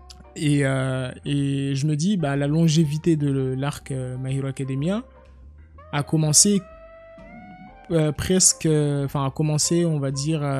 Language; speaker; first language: French; native; French